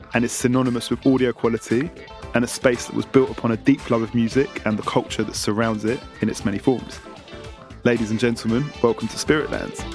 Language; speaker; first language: English; native; English